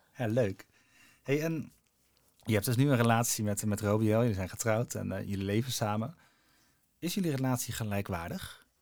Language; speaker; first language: Dutch; native; Dutch